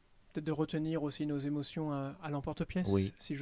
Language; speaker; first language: French; native; French